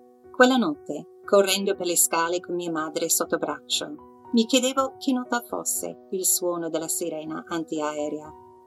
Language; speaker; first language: Italian; non-native, fluent; English